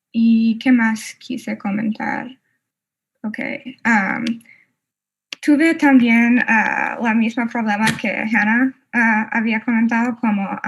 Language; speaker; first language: Spanish; non-native, fluent; English